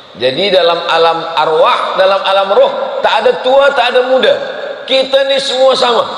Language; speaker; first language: Malay; native; Malay